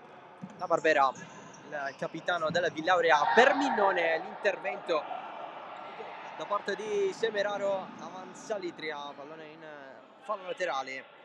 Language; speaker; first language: Italian; native; Italian